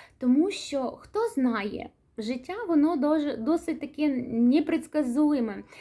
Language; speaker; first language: Ukrainian; non-native, local second language; Russian